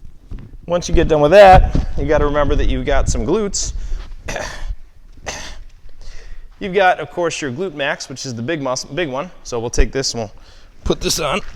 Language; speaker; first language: English; native; English